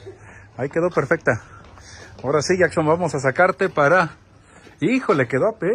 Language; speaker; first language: Spanish; native; Spanish